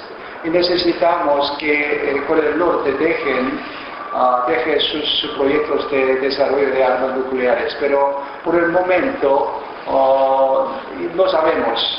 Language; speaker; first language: Spanish; non-native, fluent; Korean